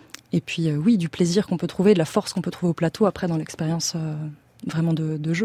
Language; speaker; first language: French; native; French